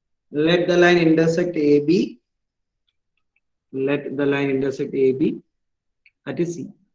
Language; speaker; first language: English; non-native, local second language; Malayalam